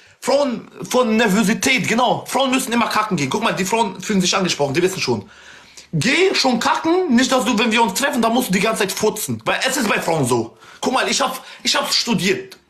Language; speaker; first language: German; early bilingual, other home language; Albanian